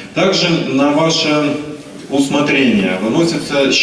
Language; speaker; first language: Ukrainian; non-native, local second language; Russian